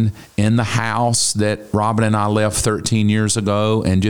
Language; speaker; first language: English; native; English